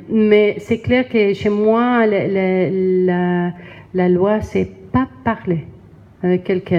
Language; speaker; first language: French; non-native, learner; Spanish